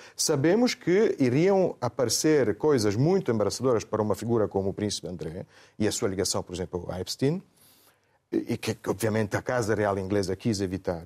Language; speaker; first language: Portuguese; non-native, fluent; Italian